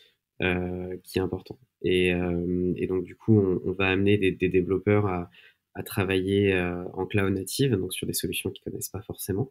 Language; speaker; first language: French; native; French